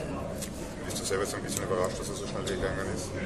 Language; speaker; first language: German; native; German